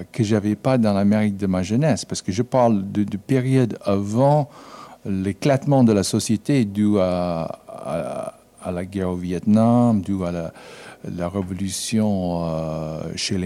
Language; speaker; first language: French; non-native, fluent; English